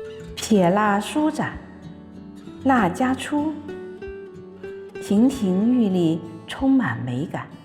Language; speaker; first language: Chinese; native; Chinese